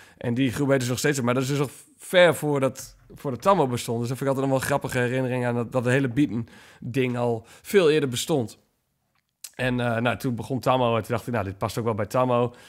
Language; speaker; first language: Dutch; native; Dutch